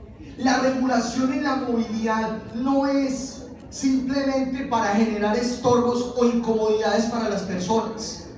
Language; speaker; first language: Spanish; native; Spanish